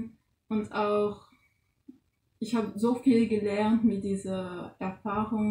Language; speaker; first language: German; non-native, fluent; Portuguese